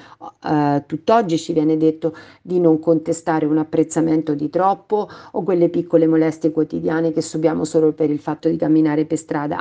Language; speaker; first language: Italian; native; Italian